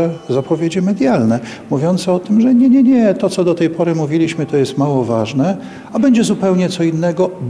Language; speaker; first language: Polish; native; Polish